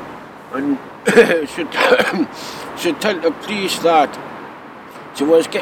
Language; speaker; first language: English; native; English